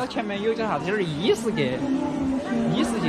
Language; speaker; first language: Chinese; native; Chinese